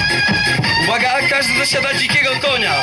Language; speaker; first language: Polish; native; Polish